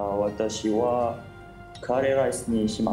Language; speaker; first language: Japanese; non-native, learner; Malay